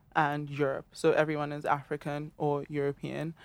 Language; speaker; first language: English; non-native, local second language; Yoruba